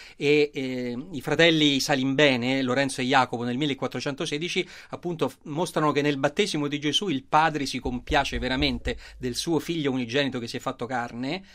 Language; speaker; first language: Italian; native; Italian